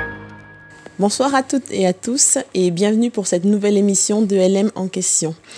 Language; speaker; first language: French; native; French